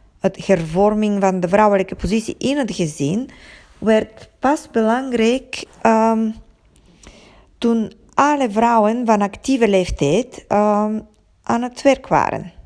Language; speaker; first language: Dutch; non-native, fluent; Bulgarian